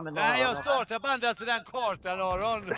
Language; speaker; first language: Swedish; native; Swedish